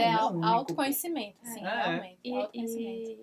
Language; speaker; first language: Portuguese; native; Portuguese